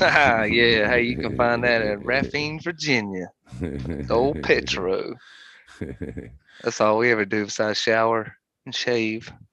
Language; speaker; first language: English; native; English